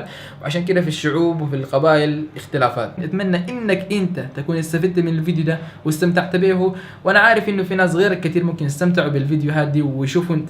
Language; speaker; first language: Arabic; native; Arabic